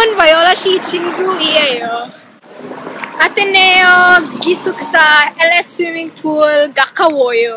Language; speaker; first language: Korean; non-native, learner; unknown